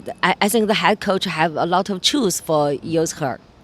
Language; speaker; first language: English; non-native, learner; Chinese